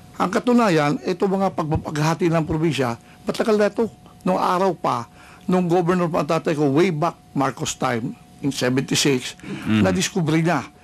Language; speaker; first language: Filipino; non-native, local second language; Bikol